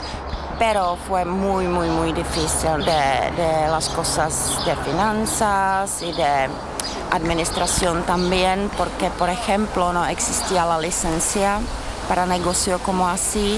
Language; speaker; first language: Spanish; non-native, learner; Czech